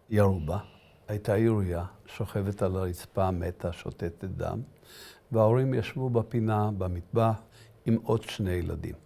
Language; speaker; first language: Hebrew; early bilingual, other home language; Arabic